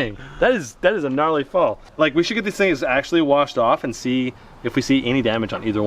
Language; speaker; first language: English; native; English